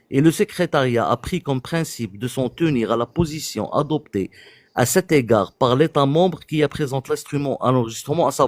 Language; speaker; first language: French; non-native, local second language; Arabic